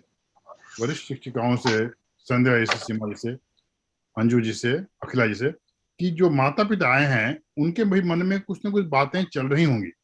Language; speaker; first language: Hindi; native; Hindi